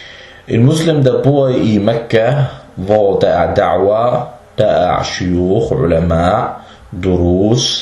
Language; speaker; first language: Danish; early bilingual, other home language; Arabic